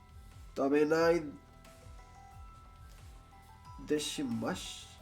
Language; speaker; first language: Japanese; non-native, learner; English